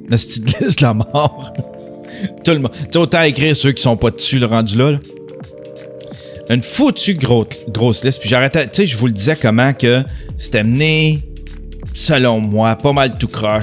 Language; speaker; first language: French; native; French